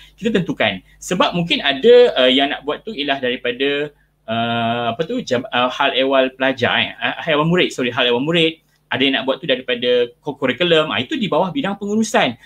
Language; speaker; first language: Malay; native; Malay